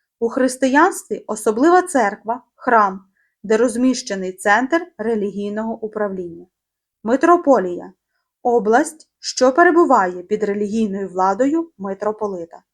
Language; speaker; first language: Ukrainian; native; Ukrainian